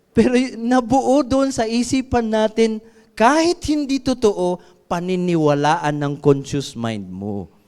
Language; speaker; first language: Filipino; non-native, local second language; Iloko